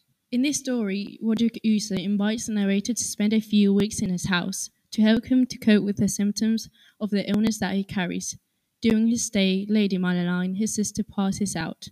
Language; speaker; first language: English; non-native, learner; Spanish